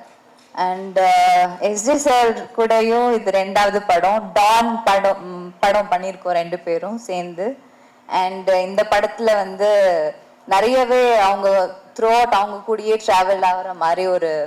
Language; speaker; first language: Tamil; early bilingual, heritage; Tamil